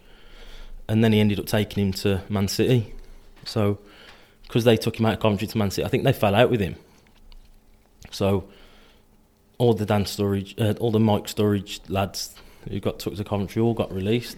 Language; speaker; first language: English; native; English